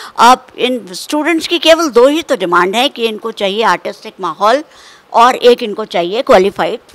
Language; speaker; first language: Hindi; native; Hindi